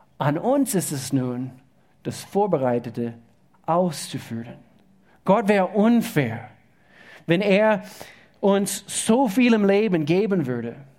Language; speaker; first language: German; non-native, fluent; English